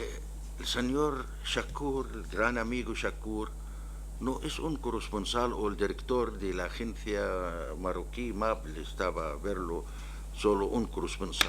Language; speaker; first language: Spanish; non-native, learner; Arabic